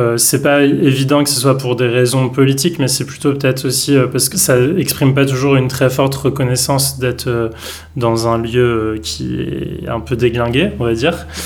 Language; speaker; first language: French; native; French